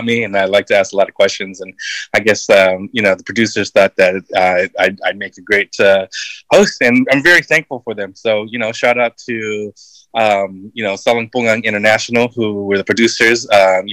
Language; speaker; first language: English; early bilingual, other home language; Filipino